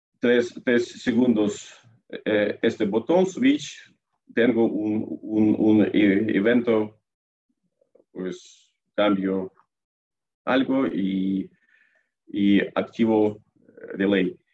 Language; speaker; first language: Spanish; non-native, learner; Russian